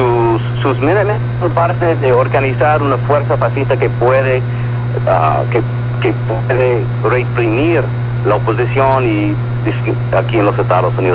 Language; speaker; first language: Spanish; early bilingual, heritage; Spanish